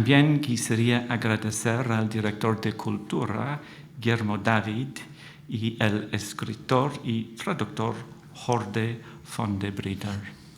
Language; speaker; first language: Spanish; non-native, fluent; English